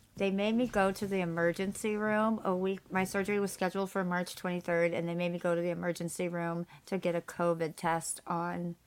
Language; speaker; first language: English; native; English